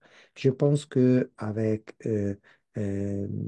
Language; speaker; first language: French; non-native, learner; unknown